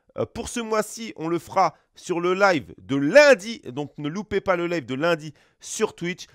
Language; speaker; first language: French; native; French